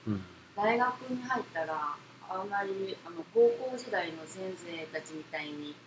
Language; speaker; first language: Japanese; non-native, fluent; Korean